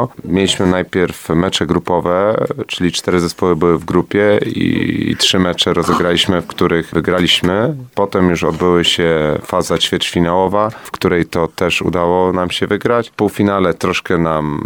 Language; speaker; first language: Polish; native; Polish